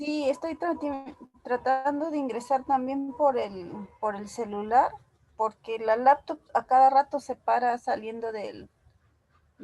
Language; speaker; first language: Spanish; native; Spanish